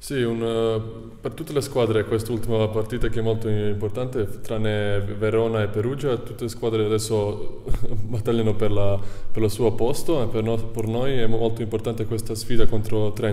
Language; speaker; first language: Italian; non-native, fluent; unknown